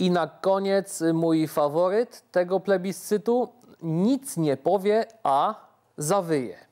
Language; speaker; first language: Polish; native; Polish